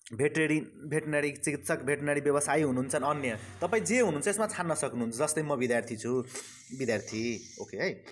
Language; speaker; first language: Nepali; non-native, local second language; Maithili